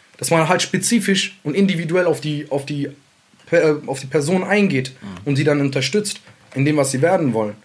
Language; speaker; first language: German; early bilingual, other home language; Central Kurdish